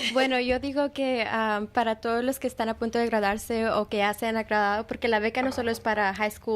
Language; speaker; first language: Spanish; early bilingual, heritage; Spanish